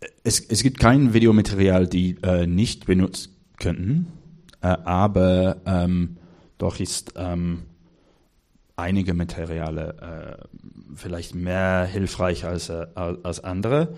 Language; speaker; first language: German; non-native, learner; English